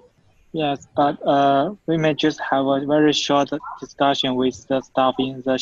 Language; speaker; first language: English; non-native, fluent; Chinese